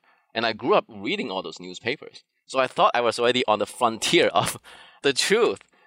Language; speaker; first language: English; non-native, fluent; Cantonese